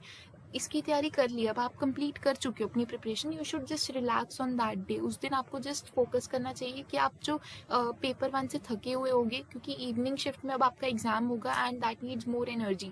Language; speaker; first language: Hindi; native; Hindi